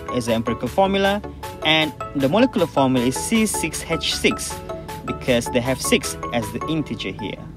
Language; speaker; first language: English; non-native, local second language; Malay